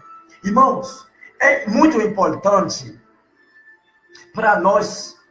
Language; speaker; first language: Portuguese; non-native, learner; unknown